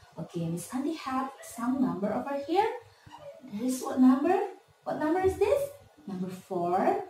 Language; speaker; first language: English; non-native, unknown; Indonesian